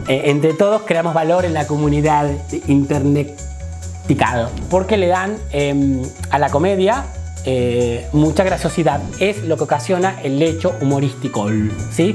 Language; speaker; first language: Spanish; native; Spanish